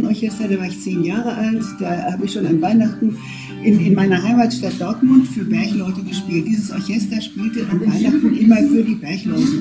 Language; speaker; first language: German; native; German